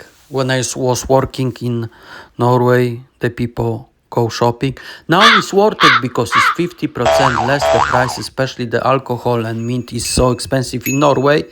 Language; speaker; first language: English; non-native, learner; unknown